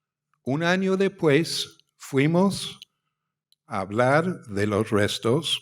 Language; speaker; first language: Spanish; non-native, fluent; English